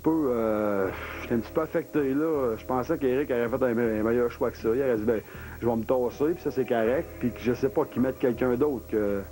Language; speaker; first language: French; native; French